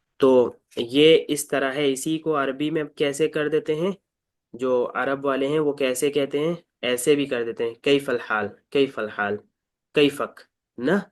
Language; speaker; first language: Urdu; native; Urdu